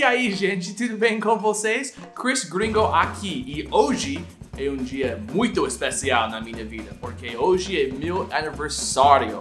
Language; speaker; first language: Portuguese; non-native, fluent; English